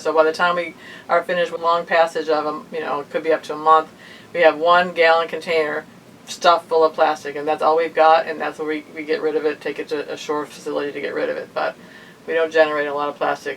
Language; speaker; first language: English; native; English